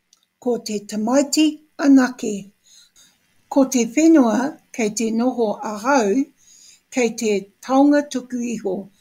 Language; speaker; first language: Māori; non-native, local second language; English